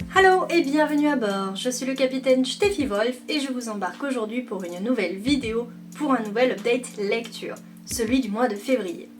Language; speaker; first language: French; native; French